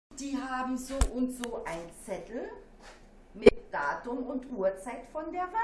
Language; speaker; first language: German; non-native, fluent; French